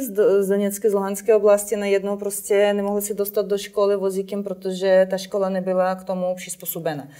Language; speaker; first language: Czech; non-native, fluent; Ukrainian